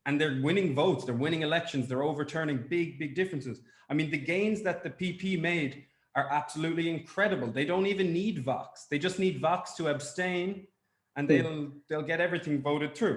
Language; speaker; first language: English; native; English